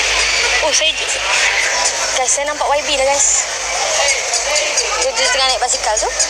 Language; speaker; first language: Indonesian; non-native, local second language; Malay